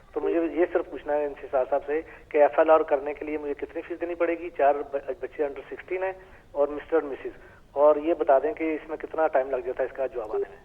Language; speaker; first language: Urdu; non-native, local second language; Punjabi